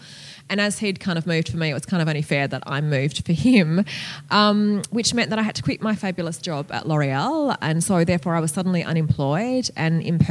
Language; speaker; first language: English; native; English